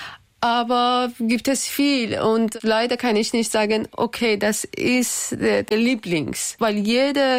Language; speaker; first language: German; non-native, learner; Persian